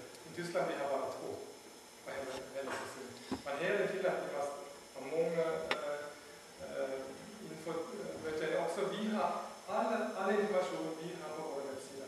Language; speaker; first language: Swedish; non-native, learner; German